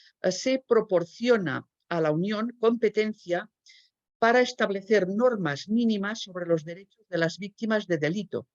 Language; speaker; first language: Spanish; native; Spanish